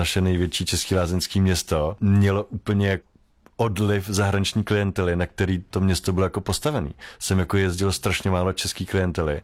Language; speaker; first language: Czech; native; Czech